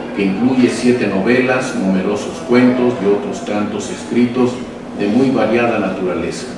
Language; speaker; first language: Spanish; native; Spanish